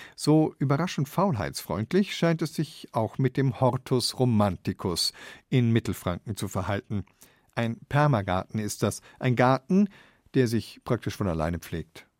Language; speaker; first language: German; native; German